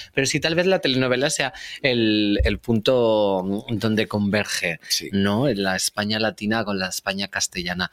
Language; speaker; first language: Spanish; native; Spanish